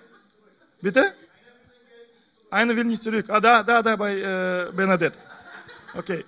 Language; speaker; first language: German; non-native, fluent; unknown